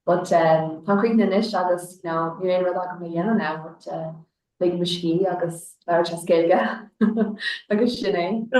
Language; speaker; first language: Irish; non-native, local second language; English